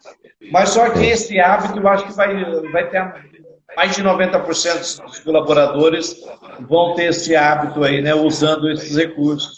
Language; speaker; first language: Portuguese; native; Portuguese